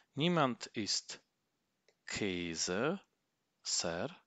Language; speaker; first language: German; non-native, fluent; Polish